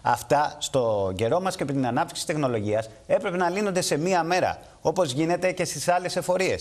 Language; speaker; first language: Greek; native; Greek